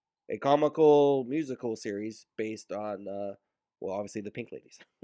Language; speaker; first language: English; native; English